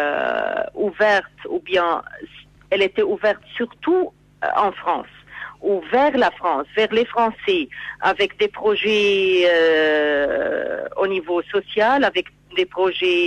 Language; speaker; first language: French; non-native, fluent; Arabic